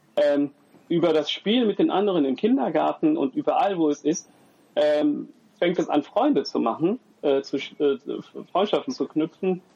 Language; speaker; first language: German; early bilingual, other home language; French